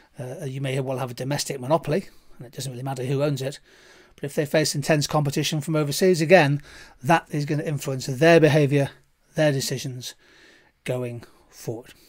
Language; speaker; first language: English; native; English